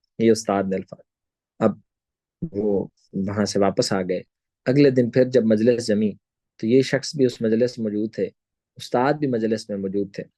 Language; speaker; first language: Urdu; non-native, local second language; Punjabi